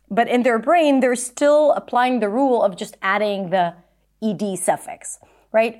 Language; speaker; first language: English; non-native, fluent; Hebrew